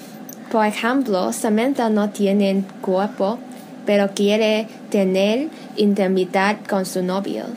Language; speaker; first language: Spanish; non-native, learner; English